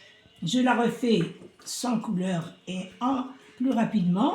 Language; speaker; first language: French; non-native, local second language; Arabic